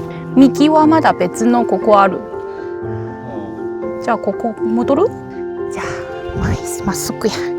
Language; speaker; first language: Japanese; non-native, fluent; Chinese